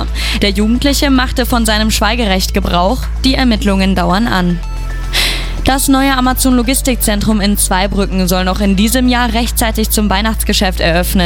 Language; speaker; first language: German; native; German